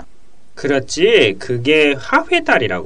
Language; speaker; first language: Korean; non-native, fluent; Japanese